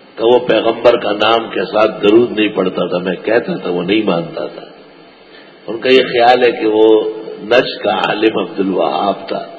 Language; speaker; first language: Urdu; non-native, local second language; Pashto